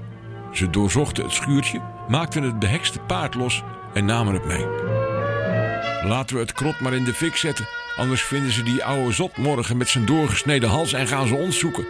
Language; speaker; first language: Dutch; native; Dutch